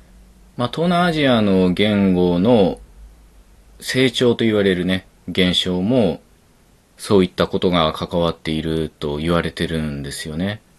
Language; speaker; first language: Japanese; native; Japanese